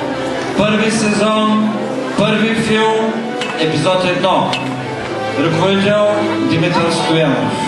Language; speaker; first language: Bulgarian; native; Bulgarian